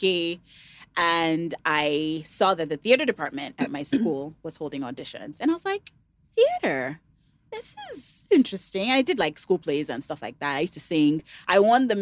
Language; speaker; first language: English; non-native, local second language; Yoruba